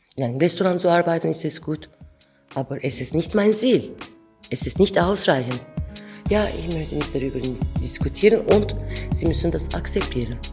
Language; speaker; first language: German; non-native, fluent; Turkish